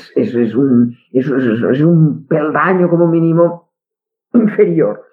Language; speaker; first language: Spanish; non-native, local second language; Catalan